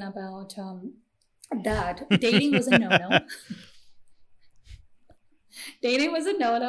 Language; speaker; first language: English; early bilingual, other home language; Gujarati